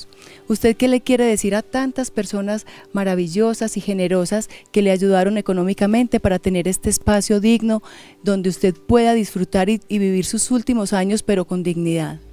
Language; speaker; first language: Spanish; native; Spanish